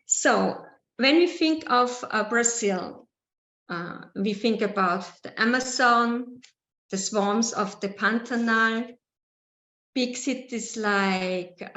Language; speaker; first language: English; non-native, learner; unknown